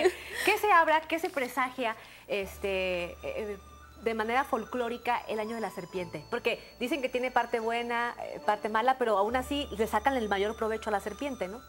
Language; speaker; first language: Spanish; native; Spanish